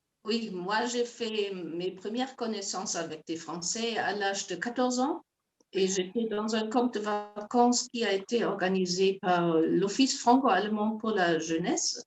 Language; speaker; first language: French; non-native, fluent; German